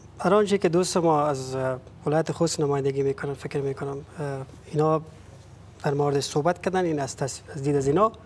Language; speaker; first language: Persian; native; Persian